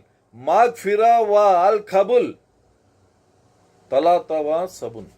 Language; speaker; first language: Arabic; non-native, learner; Telugu